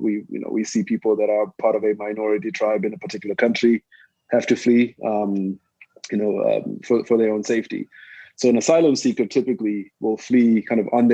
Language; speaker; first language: English; non-native, local second language; Shona